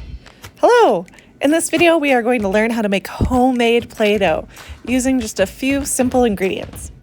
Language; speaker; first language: English; native; English